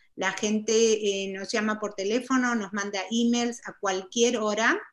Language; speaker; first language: Spanish; native; Spanish